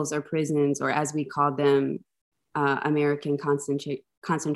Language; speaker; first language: English; native; English